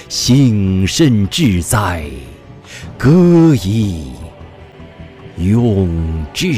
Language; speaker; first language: Chinese; native; Chinese